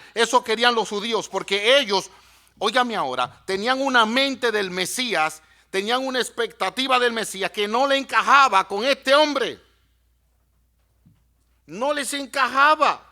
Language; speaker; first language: Spanish; native; Spanish